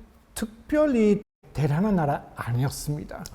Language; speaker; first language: Korean; non-native, fluent; English